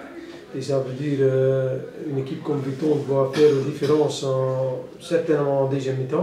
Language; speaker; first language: French; non-native, local second language; Dutch